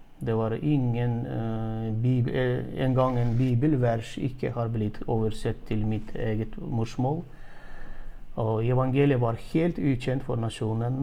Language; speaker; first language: Norwegian; non-native, fluent; Turkmen